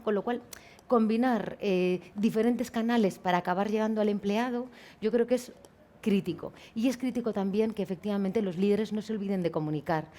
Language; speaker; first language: Spanish; native; Spanish